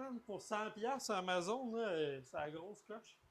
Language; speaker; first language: French; native; French